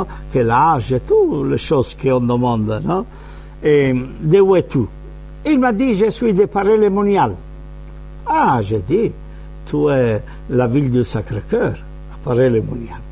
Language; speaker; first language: French; non-native, fluent; Italian